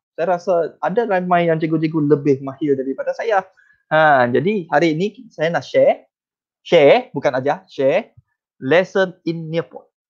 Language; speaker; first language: Malay; non-native, local second language; Chinese